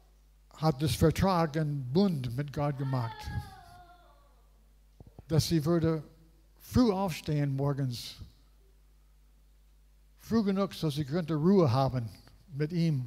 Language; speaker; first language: German; non-native, learner; English